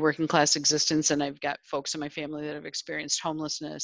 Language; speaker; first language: English; native; English